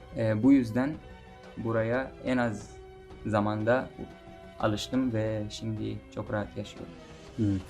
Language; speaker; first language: Turkish; non-native, fluent; Persian